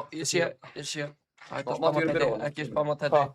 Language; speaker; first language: Icelandic; native; Icelandic